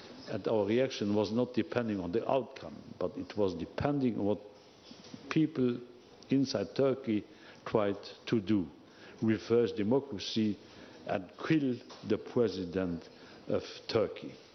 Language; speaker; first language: English; non-native, fluent; Luxembourgish